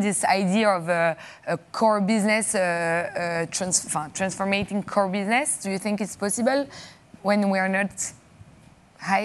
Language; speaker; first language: English; non-native, fluent; French